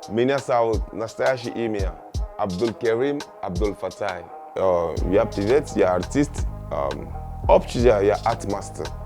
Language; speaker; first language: Russian; non-native, learner; Yoruba